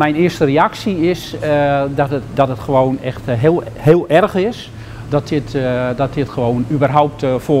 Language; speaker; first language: Dutch; native; Dutch